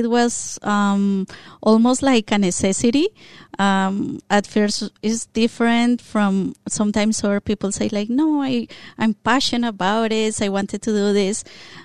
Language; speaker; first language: English; non-native, fluent; Spanish